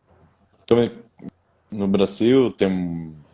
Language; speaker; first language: Portuguese; non-native, fluent; Spanish